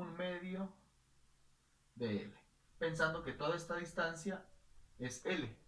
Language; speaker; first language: Spanish; native; Spanish